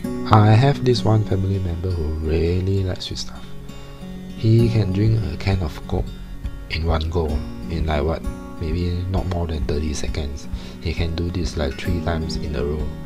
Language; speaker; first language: English; non-native, local second language; Chinese